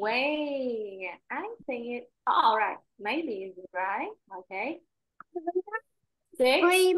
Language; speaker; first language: English; non-native, fluent; Vietnamese